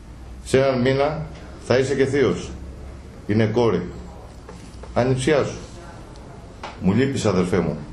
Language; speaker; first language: Greek; native; Greek